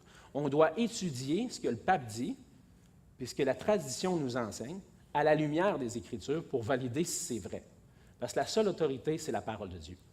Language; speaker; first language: French; native; French